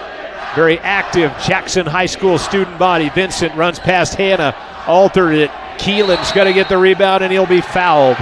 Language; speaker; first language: English; native; English